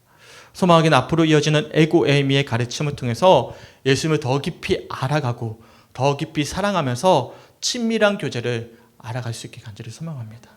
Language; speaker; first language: Korean; native; Korean